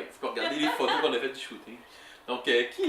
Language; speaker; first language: French; native; French